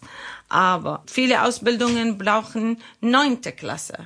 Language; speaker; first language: German; non-native, learner; Arabic